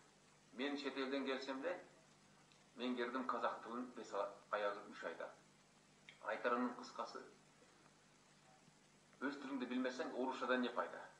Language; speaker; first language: Kazakh; non-native, fluent; Hungarian